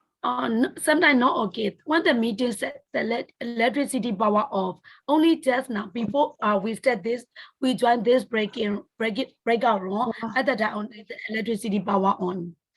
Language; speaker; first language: English; non-native, learner; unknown